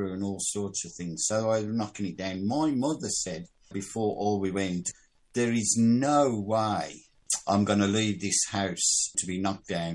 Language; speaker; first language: English; native; English